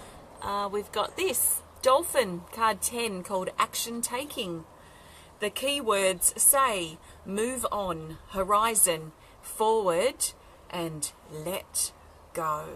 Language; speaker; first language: English; native; English